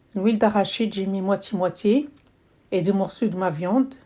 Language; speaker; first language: French; non-native, local second language; Arabic